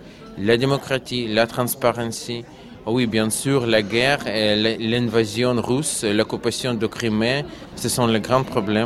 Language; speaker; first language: French; non-native, learner; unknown